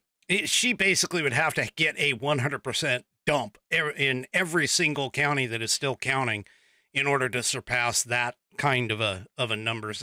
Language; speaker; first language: English; native; English